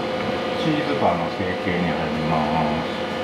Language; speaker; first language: Japanese; native; Japanese